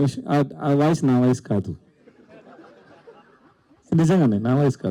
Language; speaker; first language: Telugu; non-native, learner; Tamil